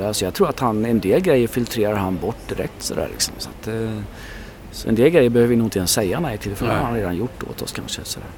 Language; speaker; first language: Swedish; native; Swedish